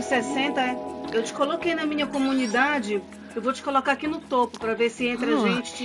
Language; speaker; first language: Portuguese; native; Portuguese